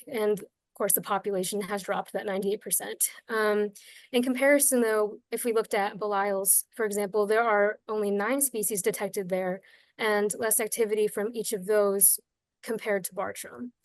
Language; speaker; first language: English; native; English